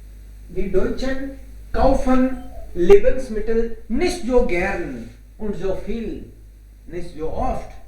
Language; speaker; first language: German; non-native, fluent; Hindi